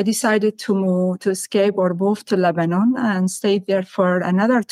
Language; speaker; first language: English; non-native, fluent; Arabic